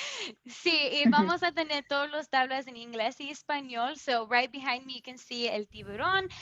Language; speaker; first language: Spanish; early bilingual, heritage; Spanish